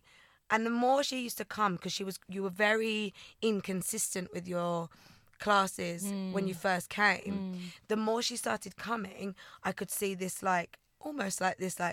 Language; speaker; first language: English; native; English